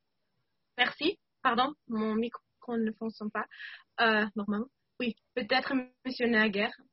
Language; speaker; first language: French; non-native, fluent; German